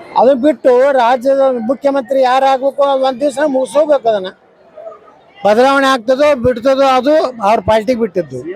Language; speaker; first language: Kannada; native; Kannada